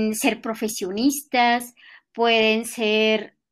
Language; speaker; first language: Spanish; non-native, local second language; Nahuatl languages